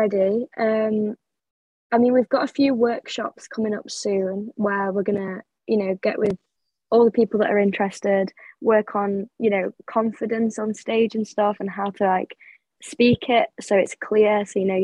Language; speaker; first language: English; native; English